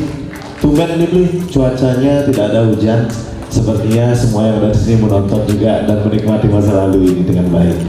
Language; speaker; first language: Indonesian; native; Indonesian